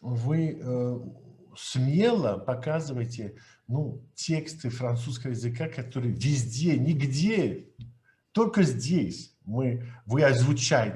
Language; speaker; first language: Russian; non-native, fluent; French